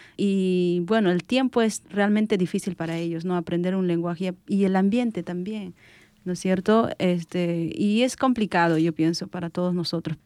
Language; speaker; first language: Spanish; non-native, local second language; Quechua